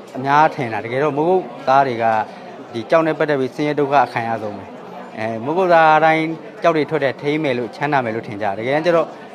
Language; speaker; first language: Burmese; native; Burmese